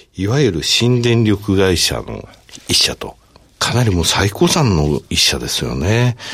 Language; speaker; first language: Japanese; native; Japanese